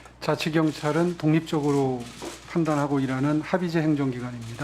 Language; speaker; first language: Korean; native; Korean